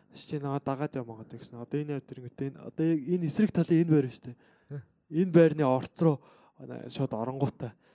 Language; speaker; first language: Mongolian; native; Mongolian